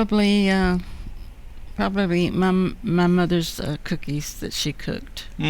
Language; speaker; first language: English; native; English